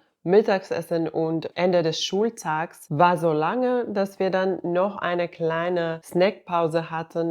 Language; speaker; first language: German; non-native, fluent; Finnish